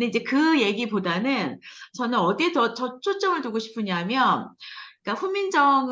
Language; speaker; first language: Korean; native; Korean